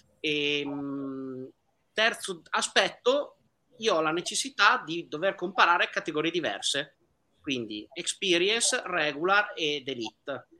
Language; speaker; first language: Italian; native; Italian